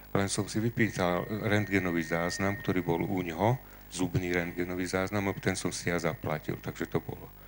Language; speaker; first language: Slovak; non-native, local second language; Hungarian